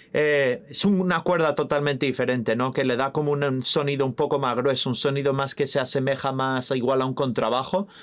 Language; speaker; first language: Spanish; non-native, fluent; English